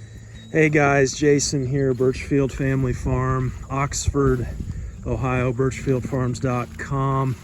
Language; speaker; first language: English; native; English